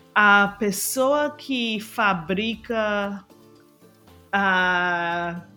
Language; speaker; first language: Portuguese; non-native, fluent; English